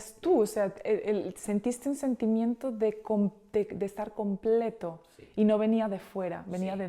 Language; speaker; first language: Spanish; native; Spanish